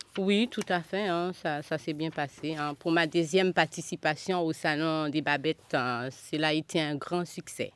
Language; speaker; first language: French; non-native, local second language; Haitian Creole